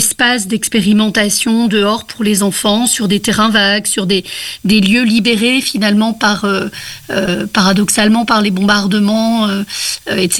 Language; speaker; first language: French; native; French